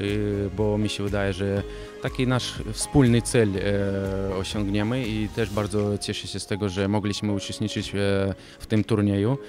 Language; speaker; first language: Polish; non-native, fluent; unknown